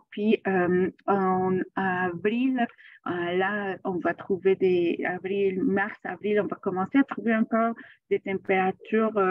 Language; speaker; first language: French; non-native, fluent; Spanish